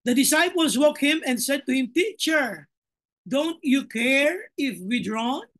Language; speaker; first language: English; non-native, local second language; Filipino